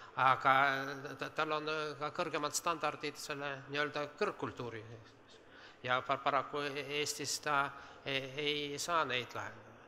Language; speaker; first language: Estonian; non-native, local second language; Russian